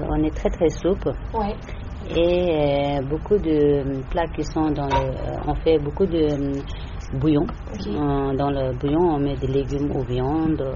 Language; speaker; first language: French; non-native, learner; Tibetan